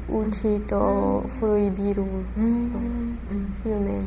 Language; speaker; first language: Japanese; non-native, learner; Spanish